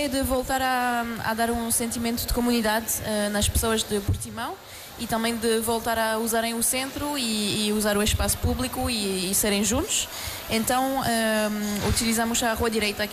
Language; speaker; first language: Portuguese; non-native, fluent; French